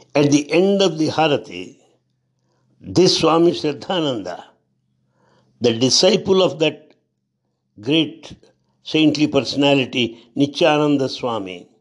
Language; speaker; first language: English; non-native, local second language; Telugu